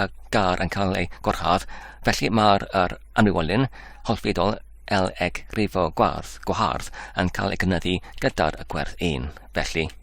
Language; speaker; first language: Welsh; non-native, learner; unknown